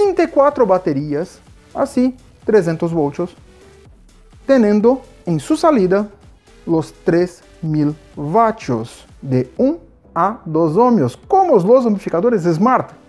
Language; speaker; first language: Spanish; non-native, fluent; Portuguese